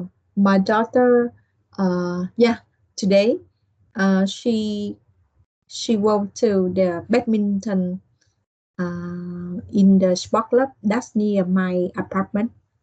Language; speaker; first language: English; non-native, learner; Vietnamese